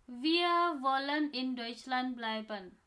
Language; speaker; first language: German; non-native, fluent; Indonesian